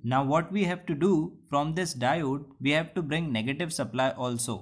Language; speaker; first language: English; non-native, local second language; Hindi